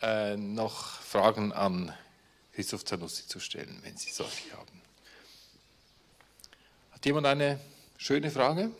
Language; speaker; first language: German; native; German